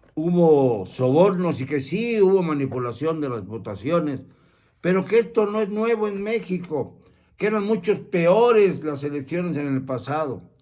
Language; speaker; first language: Spanish; native; Spanish